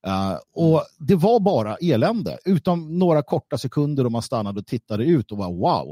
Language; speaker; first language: Swedish; native; Swedish